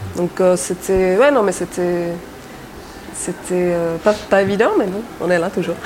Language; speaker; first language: French; non-native, fluent; Czech